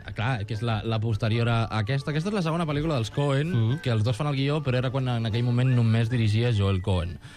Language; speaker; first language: Catalan; native; Catalan